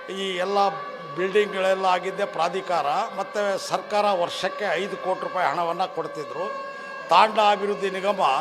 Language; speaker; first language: Kannada; non-native, local second language; Lambadi